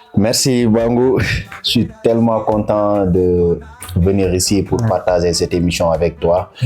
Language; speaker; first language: French; non-native, local second language; Wolof